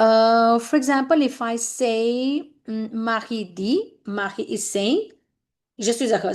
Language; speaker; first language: French; non-native, fluent; Hindi